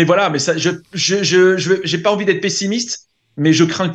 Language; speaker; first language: French; native; French